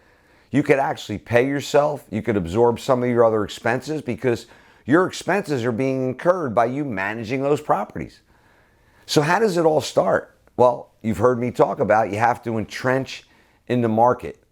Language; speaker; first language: English; native; English